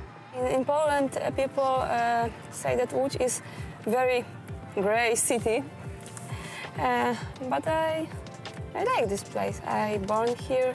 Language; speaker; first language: English; non-native, learner; Polish